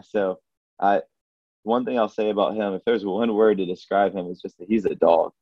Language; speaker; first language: English; native; English